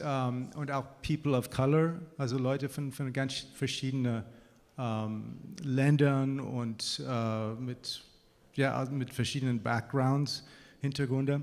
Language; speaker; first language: German; non-native, fluent; English